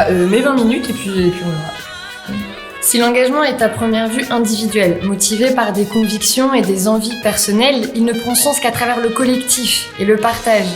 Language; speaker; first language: French; native; French